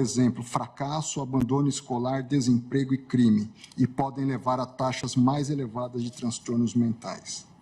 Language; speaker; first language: Portuguese; native; Portuguese